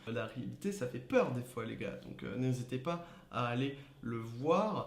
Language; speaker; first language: French; native; French